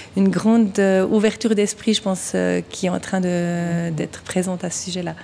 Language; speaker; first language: French; native; French